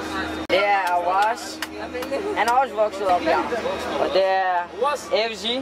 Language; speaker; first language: Danish; early bilingual, other home language; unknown